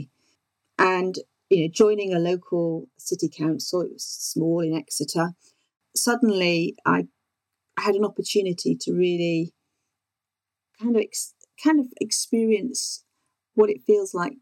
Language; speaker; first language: English; native; English